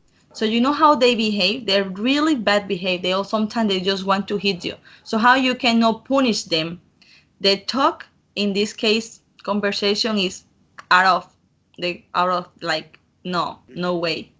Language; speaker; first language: English; non-native, learner; Spanish